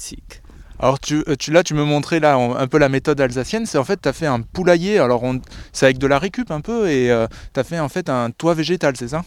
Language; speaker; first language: French; native; French